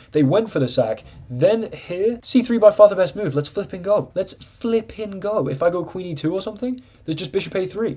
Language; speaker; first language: English; native; English